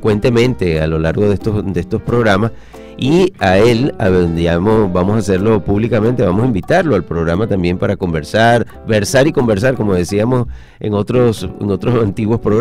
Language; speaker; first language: Spanish; native; Spanish